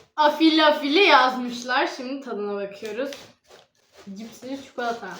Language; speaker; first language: Turkish; native; Turkish